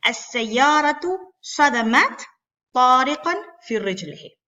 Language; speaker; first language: Arabic; non-native, fluent; Spanish